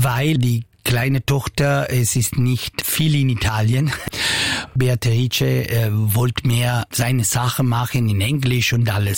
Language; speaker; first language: German; non-native, local second language; Italian